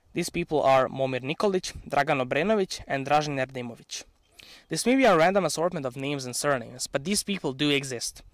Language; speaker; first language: English; non-native, fluent; Serbian